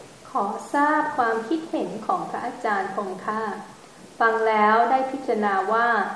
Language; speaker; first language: Thai; native; Thai